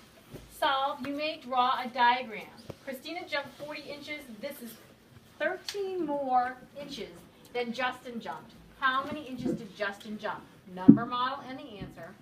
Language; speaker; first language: English; native; English